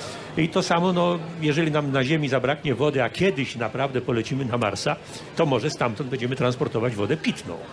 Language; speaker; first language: Polish; native; Polish